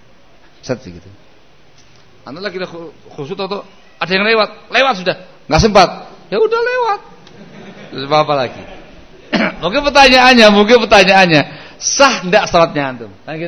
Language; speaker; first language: Indonesian; non-native, local second language; Javanese